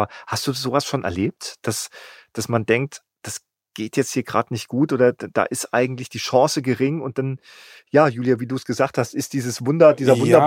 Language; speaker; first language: German; native; German